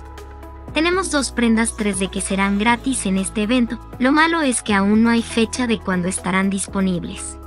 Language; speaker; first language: Spanish; native; Spanish